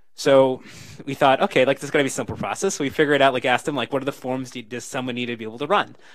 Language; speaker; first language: English; native; English